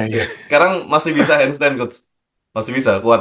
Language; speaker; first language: Indonesian; native; Indonesian